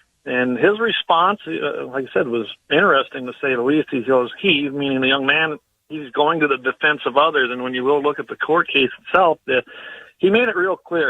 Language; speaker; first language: English; native; English